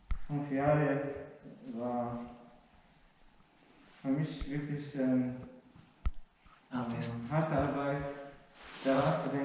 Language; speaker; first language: German; non-native, learner; Arabic